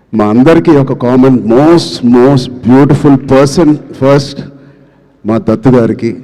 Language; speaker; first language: Telugu; native; Telugu